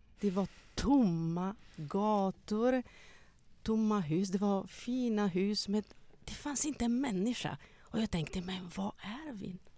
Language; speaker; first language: Swedish; non-native, fluent; Italian